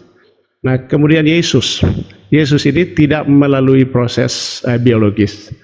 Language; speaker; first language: Indonesian; native; Indonesian